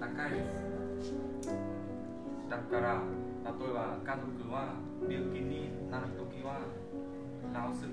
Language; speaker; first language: Japanese; non-native, learner; Nepali